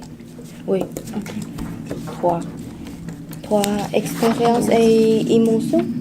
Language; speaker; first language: French; non-native, learner; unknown